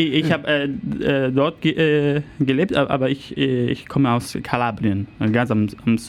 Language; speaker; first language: German; non-native, fluent; Italian